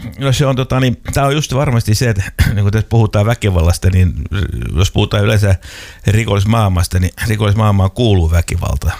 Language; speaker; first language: Finnish; native; Finnish